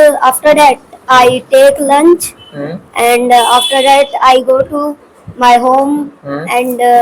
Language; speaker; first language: English; non-native, learner; Hindi